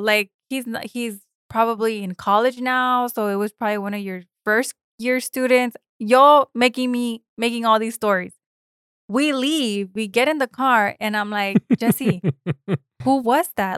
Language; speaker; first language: English; early bilingual, other home language; Spanish